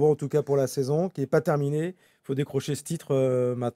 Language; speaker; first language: French; native; French